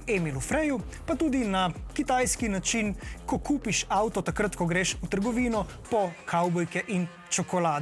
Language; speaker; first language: Slovenian; native; Slovenian